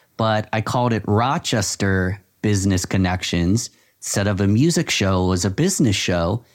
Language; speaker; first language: English; native; English